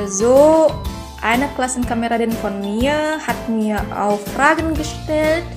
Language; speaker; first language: German; non-native, learner; Indonesian